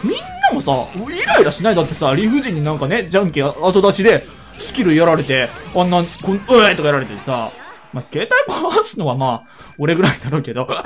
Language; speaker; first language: Japanese; native; Japanese